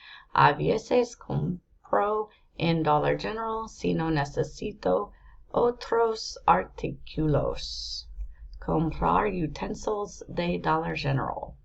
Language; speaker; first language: Spanish; non-native, learner; English